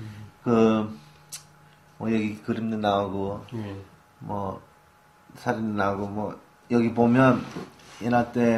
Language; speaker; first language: Korean; early bilingual, heritage; English